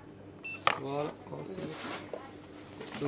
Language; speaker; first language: French; non-native, local second language; Berber languages